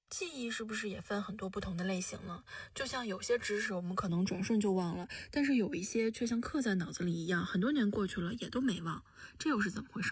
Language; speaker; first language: Chinese; native; Chinese